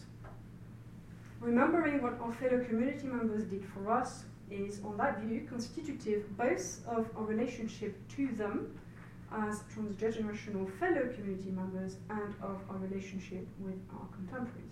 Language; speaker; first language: English; non-native, fluent; French